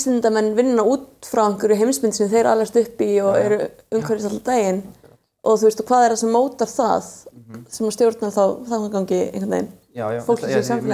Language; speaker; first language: Icelandic; native; Icelandic